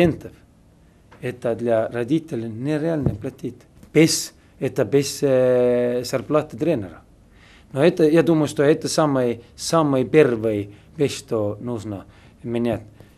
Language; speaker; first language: Russian; non-native, learner; Estonian